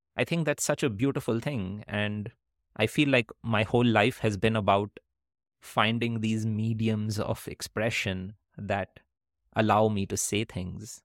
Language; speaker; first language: English; non-native, local second language; Hindi